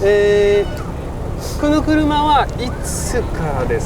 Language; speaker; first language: Japanese; non-native, learner; French